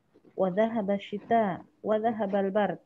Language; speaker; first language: Arabic; non-native, learner; Indonesian